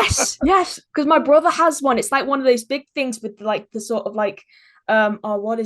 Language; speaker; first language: English; native; English